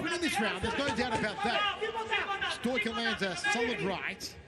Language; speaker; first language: English; native; English